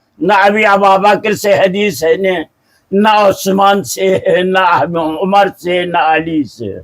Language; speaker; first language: Urdu; non-native, local second language; Balti